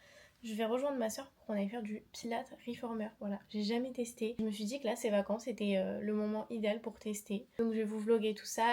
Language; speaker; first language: French; native; French